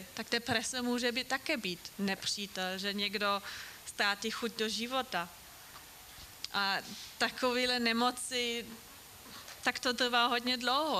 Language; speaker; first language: Czech; non-native, fluent; German